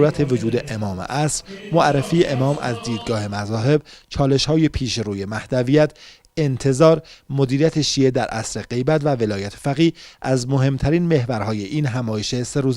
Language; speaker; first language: Persian; native; Persian